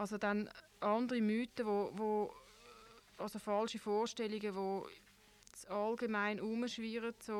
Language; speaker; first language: German; native; German